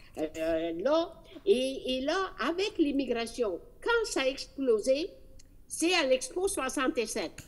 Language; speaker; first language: French; non-native, fluent; Italian